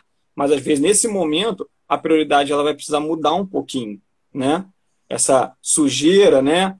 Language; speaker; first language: Portuguese; native; Portuguese